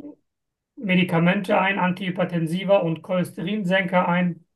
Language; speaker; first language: German; non-native, fluent; Turkish